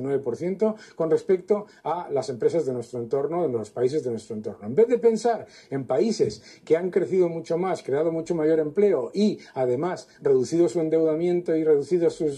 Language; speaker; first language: Spanish; native; Spanish